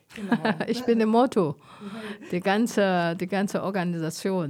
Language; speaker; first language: German; non-native, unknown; Chinese